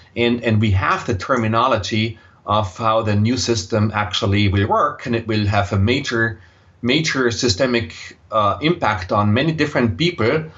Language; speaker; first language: English; non-native, fluent; German